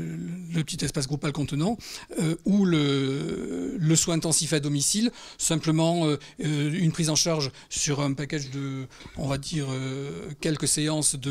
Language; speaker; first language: French; native; French